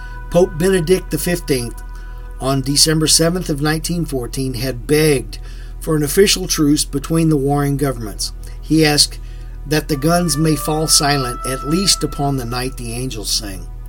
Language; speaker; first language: English; native; English